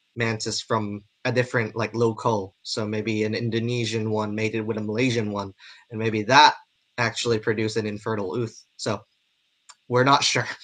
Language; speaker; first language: English; non-native, local second language; Cantonese